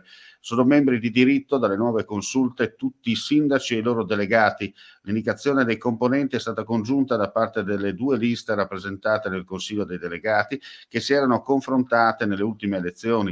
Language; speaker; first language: Italian; native; Italian